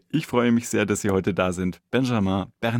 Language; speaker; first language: German; native; German